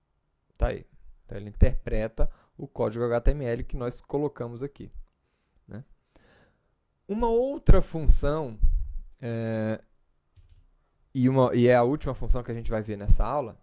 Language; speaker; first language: Portuguese; native; Portuguese